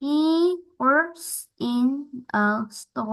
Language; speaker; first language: English; non-native, learner; Vietnamese